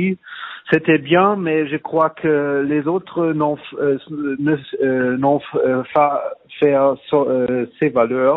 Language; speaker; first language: French; non-native, fluent; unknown